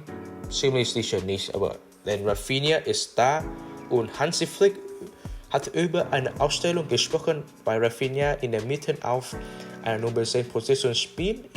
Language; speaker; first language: German; non-native, learner; English